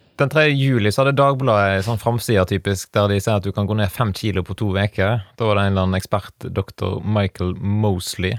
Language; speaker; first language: Norwegian; native; Norwegian